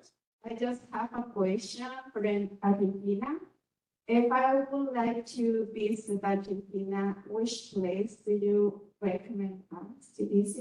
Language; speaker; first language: English; non-native, learner; Spanish